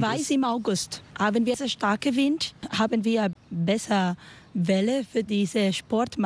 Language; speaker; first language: German; non-native, learner; Spanish